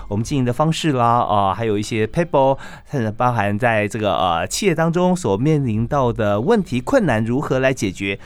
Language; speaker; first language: Chinese; native; Chinese